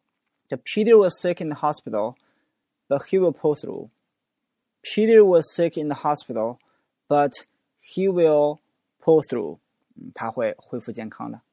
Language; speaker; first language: English; non-native, fluent; Chinese